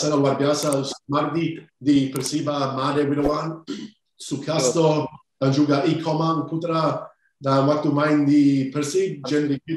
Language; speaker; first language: Indonesian; non-native, fluent; English